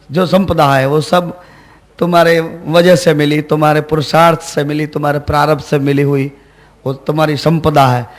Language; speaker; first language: Hindi; non-native, local second language; Gujarati